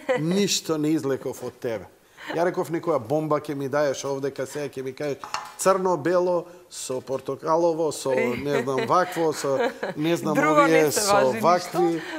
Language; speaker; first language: Macedonian; native; Macedonian